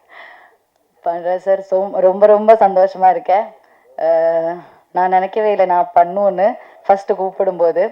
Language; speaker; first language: Tamil; non-native, learner; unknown